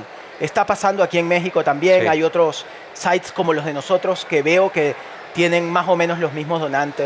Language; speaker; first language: Spanish; native; Spanish